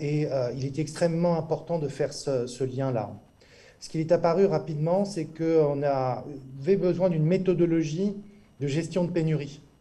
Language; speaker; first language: French; native; French